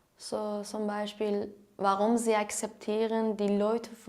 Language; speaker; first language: German; non-native, learner; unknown